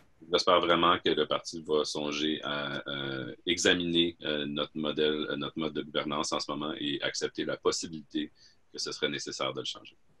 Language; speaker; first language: French; native; French